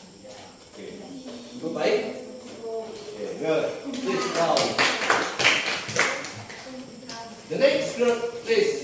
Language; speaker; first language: English; non-native, fluent; Indonesian